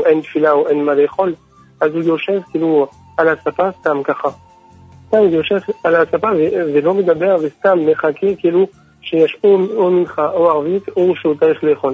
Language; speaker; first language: Hebrew; non-native, fluent; French